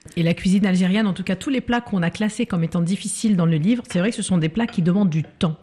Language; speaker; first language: French; early bilingual, other home language; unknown